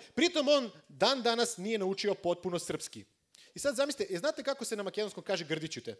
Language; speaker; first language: Croatian; non-native, fluent; Macedonian